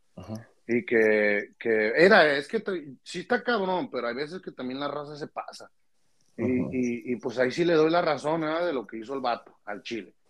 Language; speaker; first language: Spanish; early bilingual, heritage; Spanish